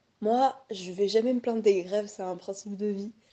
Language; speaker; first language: French; native; French